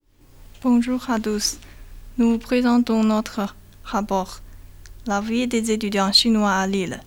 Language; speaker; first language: French; non-native, learner; Chinese